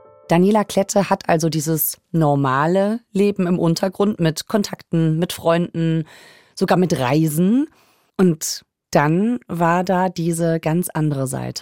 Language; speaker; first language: German; native; German